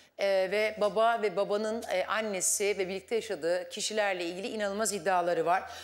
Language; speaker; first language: Turkish; native; Turkish